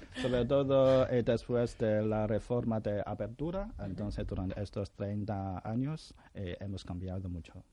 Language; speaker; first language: Spanish; non-native, fluent; Chinese